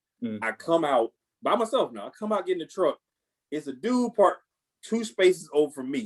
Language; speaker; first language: English; native; English